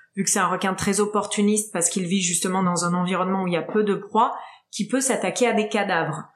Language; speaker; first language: French; native; French